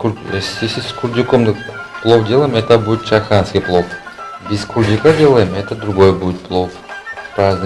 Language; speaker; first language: Russian; non-native, learner; Uzbek